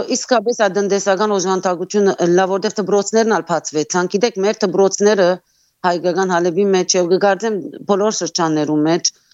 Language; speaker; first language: Armenian; early bilingual, heritage; Armenian